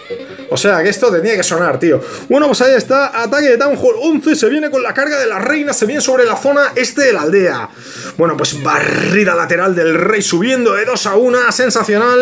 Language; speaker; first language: Spanish; native; Spanish